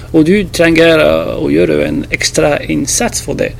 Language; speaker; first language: Norwegian; non-native, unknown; French